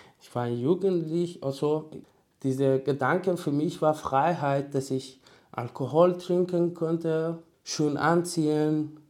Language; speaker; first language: German; non-native, learner; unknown